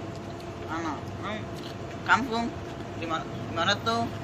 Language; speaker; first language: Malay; non-native, learner; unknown